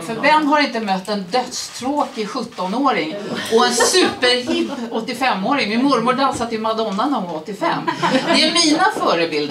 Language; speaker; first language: Swedish; native; Swedish